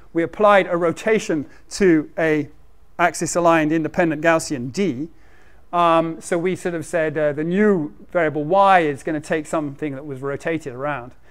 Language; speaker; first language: English; native; English